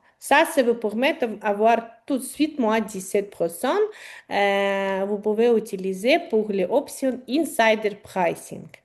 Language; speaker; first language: French; non-native, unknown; Ukrainian